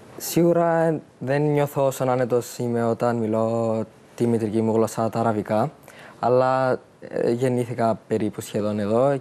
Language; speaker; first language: Greek; early bilingual, other home language; Arabic